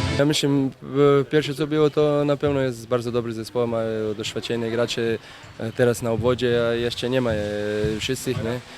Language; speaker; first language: Polish; non-native, learner; Croatian